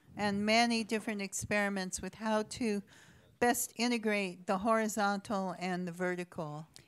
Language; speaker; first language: English; native; English